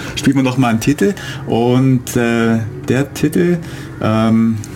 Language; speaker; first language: German; native; German